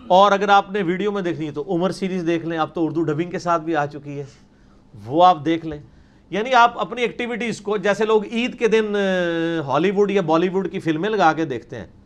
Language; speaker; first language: Urdu; non-native, local second language; Punjabi